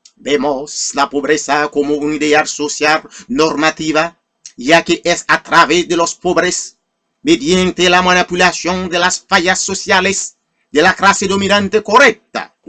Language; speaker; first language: Spanish; non-native, fluent; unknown